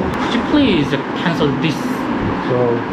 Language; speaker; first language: English; non-native, learner; Korean